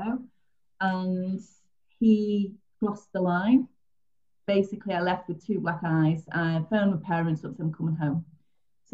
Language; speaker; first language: English; native; English